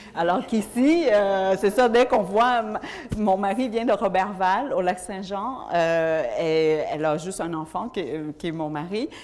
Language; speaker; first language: French; early bilingual, other home language; Vietnamese